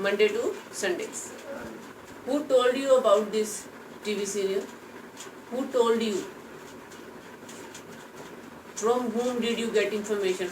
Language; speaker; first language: English; non-native, local second language; Hindi